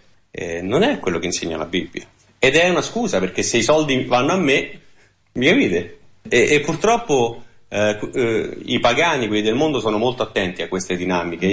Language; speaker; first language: Italian; native; Italian